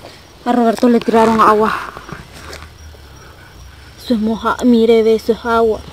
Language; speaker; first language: Spanish; native; Spanish